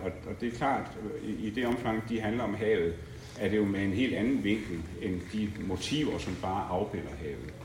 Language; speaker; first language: Danish; native; Danish